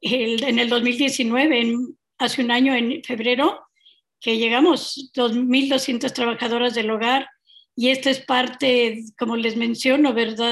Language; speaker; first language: Spanish; native; Spanish